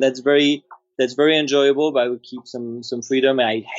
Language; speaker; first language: English; non-native, fluent; French